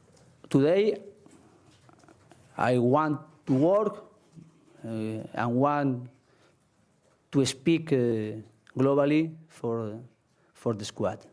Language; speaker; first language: English; non-native, learner; Spanish